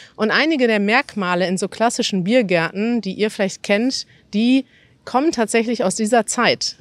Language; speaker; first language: German; native; German